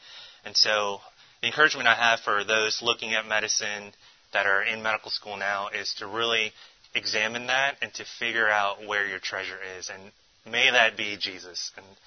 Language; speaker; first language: English; native; English